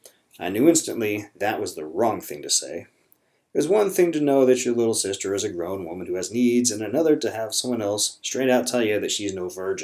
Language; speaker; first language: English; native; English